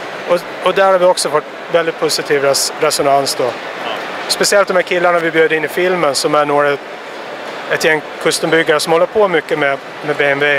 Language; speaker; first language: Swedish; native; Swedish